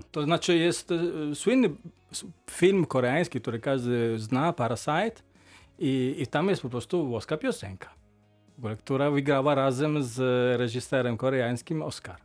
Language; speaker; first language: Polish; non-native, fluent; Italian